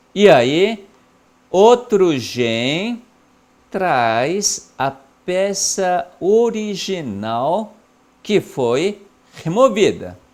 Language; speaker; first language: Portuguese; non-native, fluent; Korean